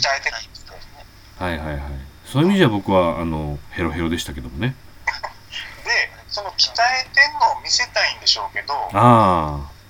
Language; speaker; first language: Japanese; native; Japanese